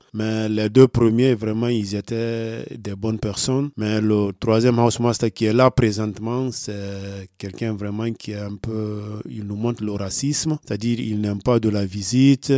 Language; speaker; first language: French; non-native, local second language; Fula